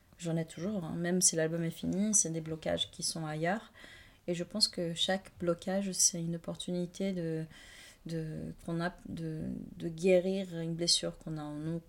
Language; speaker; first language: French; non-native, fluent; Portuguese